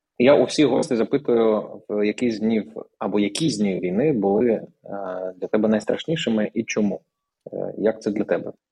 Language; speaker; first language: Ukrainian; native; Ukrainian